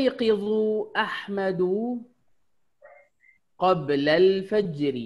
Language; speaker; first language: Arabic; non-native, fluent; Indonesian